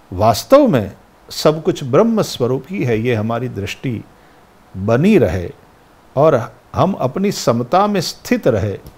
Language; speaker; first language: Hindi; non-native, local second language; Gujarati